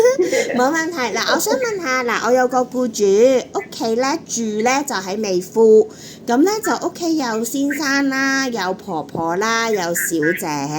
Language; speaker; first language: Cantonese; native; Cantonese